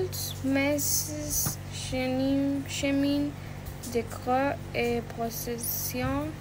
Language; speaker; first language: French; non-native, learner; Spanish